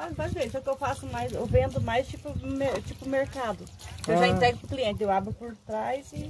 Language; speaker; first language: Portuguese; native; Portuguese